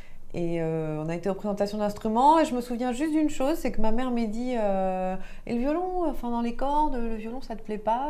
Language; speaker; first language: French; native; French